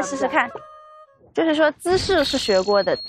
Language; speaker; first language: Chinese; native; Chinese